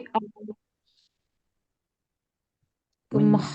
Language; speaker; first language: Indonesian; native; Indonesian